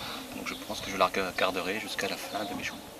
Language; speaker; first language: French; native; French